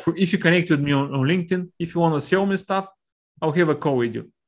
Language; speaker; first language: English; non-native, fluent; Bulgarian